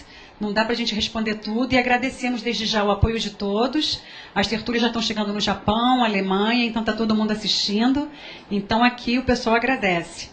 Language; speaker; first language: Portuguese; native; Portuguese